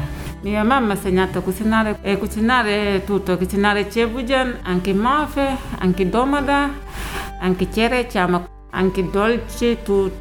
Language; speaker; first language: Italian; non-native, learner; Wolof